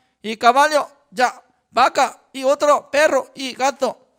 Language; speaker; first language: Spanish; non-native, fluent; Korean